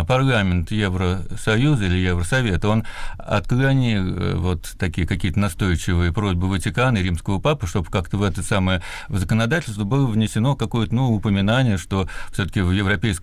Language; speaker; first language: Russian; native; Russian